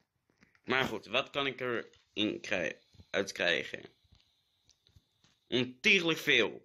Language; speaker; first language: Dutch; native; Dutch